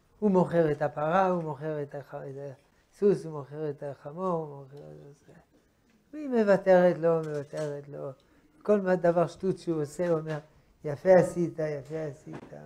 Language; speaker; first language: Hebrew; non-native, fluent; French